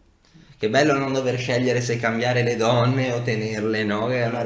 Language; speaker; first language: Italian; native; Italian